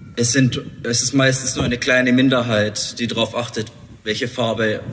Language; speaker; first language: German; native; German